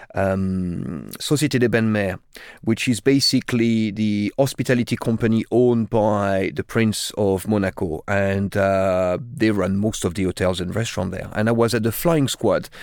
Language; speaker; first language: English; non-native, fluent; French